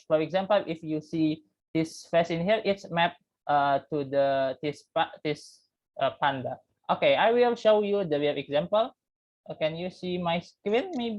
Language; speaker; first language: English; non-native, learner; Indonesian